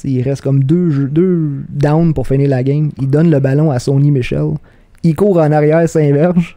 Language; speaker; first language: French; native; French